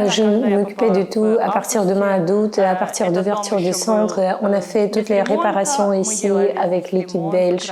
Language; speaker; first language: French; non-native, fluent; Ukrainian